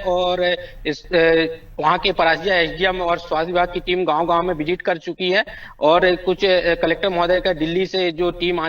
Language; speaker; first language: Hindi; native; Hindi